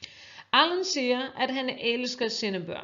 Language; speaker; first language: Danish; non-native, fluent; Portuguese